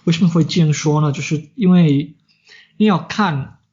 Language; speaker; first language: Chinese; non-native, fluent; English